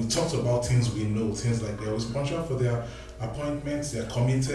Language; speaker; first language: English; non-native, local second language; Yoruba